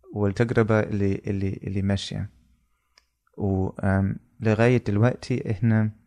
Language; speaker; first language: Arabic; non-native, fluent; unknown